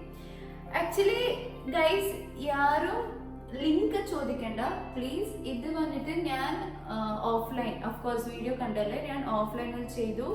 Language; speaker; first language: Malayalam; non-native, local second language; Kannada